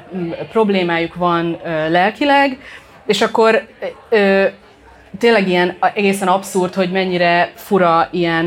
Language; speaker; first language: Hungarian; native; Hungarian